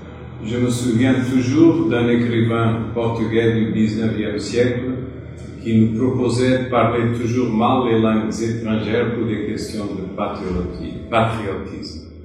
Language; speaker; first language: French; non-native, fluent; Portuguese